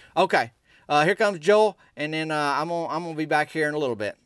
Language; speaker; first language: English; native; English